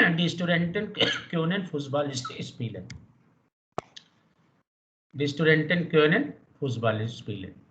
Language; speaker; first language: German; non-native, learner; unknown